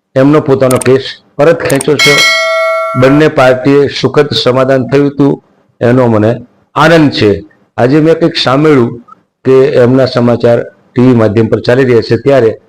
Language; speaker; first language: Gujarati; non-native, local second language; Rathawi